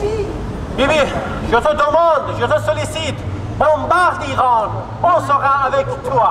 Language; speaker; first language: French; non-native, fluent; Kurdish